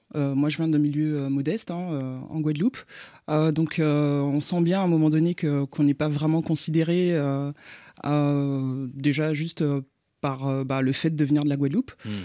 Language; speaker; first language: French; native; French